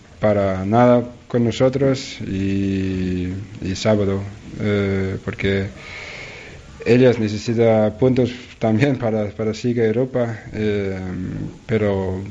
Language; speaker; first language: Spanish; non-native, learner; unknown